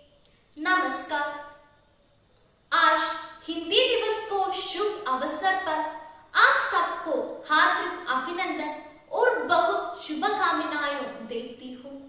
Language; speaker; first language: Hindi; non-native, local second language; Malayalam